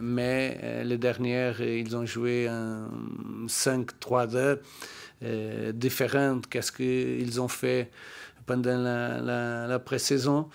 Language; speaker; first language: French; non-native, learner; Portuguese